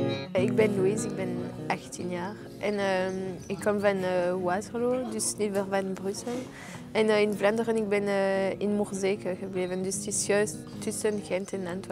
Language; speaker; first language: Dutch; non-native, local second language; French